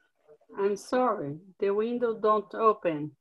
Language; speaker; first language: English; non-native, learner; Portuguese